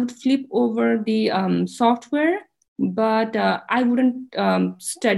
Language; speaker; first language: English; non-native, local second language; Nepali